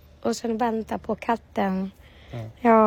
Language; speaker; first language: Swedish; non-native, learner; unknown